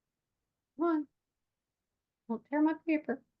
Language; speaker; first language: English; native; English